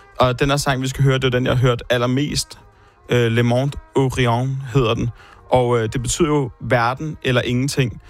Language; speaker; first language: Danish; early bilingual, other home language; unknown